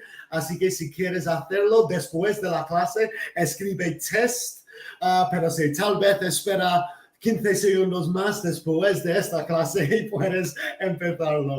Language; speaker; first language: Spanish; non-native, fluent; English